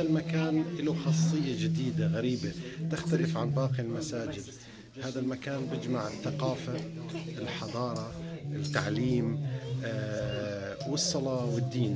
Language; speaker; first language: Arabic; native; Arabic